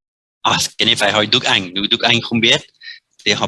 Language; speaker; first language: Vietnamese; non-native, fluent; French